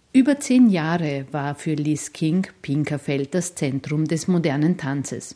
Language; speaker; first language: German; native; German